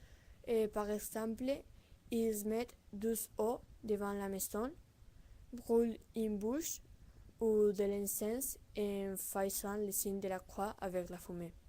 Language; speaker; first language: French; non-native, learner; Spanish